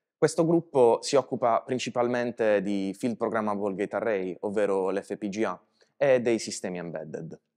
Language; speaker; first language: Italian; native; Italian